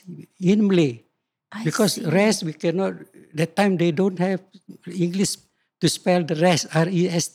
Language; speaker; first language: English; non-native, local second language; Malay